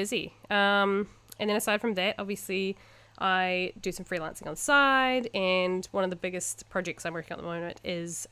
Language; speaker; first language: English; native; English